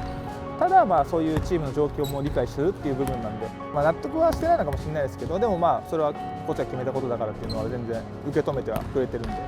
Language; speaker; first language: Japanese; native; Japanese